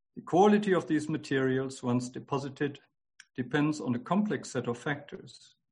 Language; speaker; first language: English; non-native, fluent; German